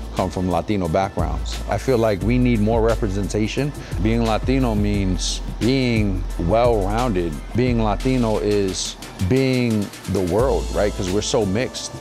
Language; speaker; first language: English; native; English